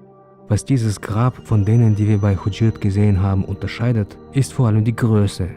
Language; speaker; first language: German; native; German